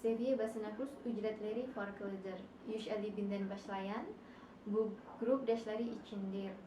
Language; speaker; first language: Turkish; non-native, learner; Indonesian